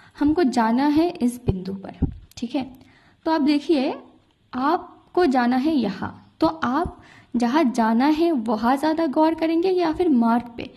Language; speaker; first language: Hindi; non-native, local second language; Bangla